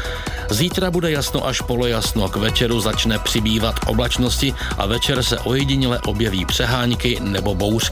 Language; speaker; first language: Czech; native; Czech